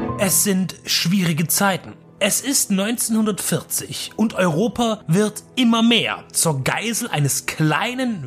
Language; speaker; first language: German; native; German